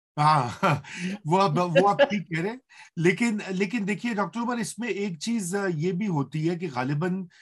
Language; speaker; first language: Urdu; native; Urdu